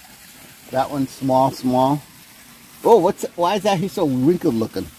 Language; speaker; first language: English; native; English